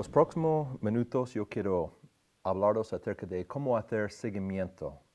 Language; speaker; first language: Spanish; non-native, fluent; English